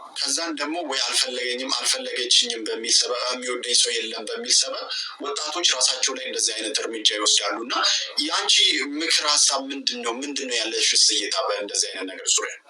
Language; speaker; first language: Amharic; native; Amharic